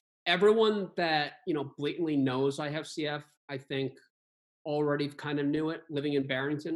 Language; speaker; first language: English; native; English